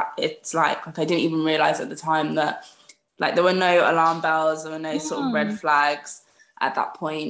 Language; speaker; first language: English; native; English